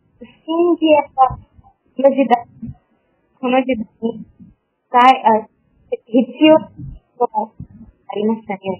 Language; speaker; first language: Japanese; non-native, learner; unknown